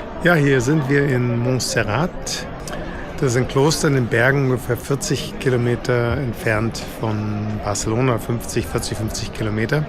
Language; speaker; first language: German; native; German